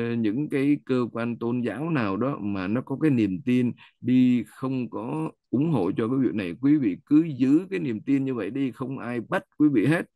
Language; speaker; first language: Vietnamese; native; Vietnamese